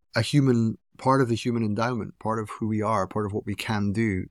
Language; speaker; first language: English; native; English